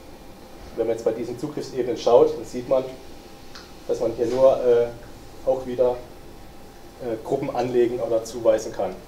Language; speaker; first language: German; native; German